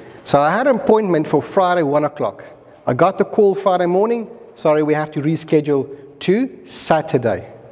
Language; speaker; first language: English; non-native, local second language; Afrikaans